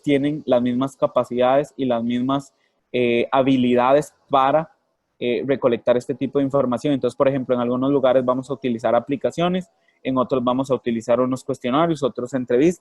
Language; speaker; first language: Spanish; native; Spanish